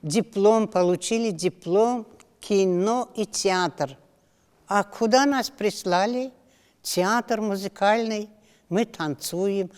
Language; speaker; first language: Russian; non-native, local second language; Tajik